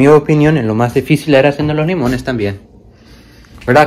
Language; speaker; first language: Spanish; early bilingual, heritage; Spanish